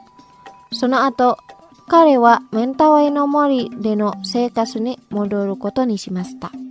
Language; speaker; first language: Japanese; non-native, fluent; Indonesian